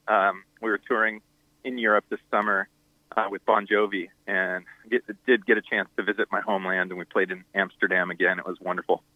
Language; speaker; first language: English; native; English